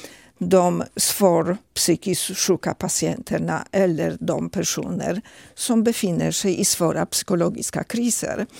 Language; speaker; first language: Swedish; non-native, fluent; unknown